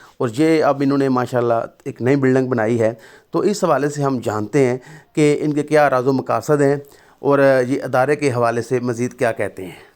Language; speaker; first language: Urdu; non-native, local second language; Punjabi